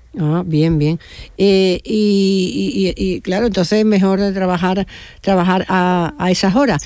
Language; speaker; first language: Spanish; native; Spanish